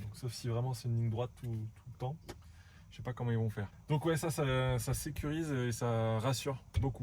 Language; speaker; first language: French; native; French